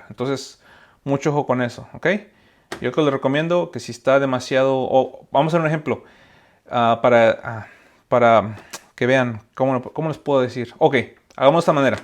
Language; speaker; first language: Spanish; native; Spanish